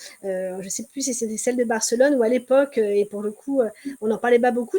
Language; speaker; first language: French; native; French